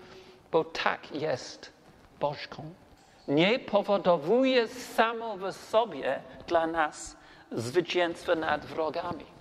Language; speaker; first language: Polish; non-native, learner; English